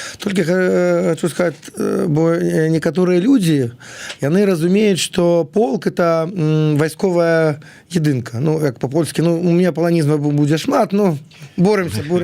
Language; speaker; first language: Belarusian; non-native, local second language; Russian